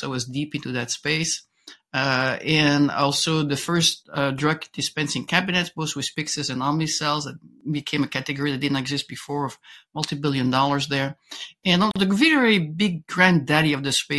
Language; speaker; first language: English; non-native, fluent; French